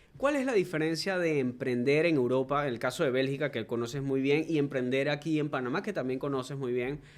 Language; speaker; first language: Spanish; native; Spanish